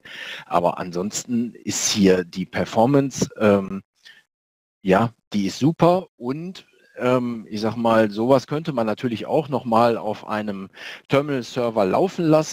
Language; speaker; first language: German; native; German